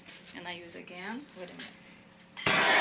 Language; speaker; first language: English; non-native, learner; Portuguese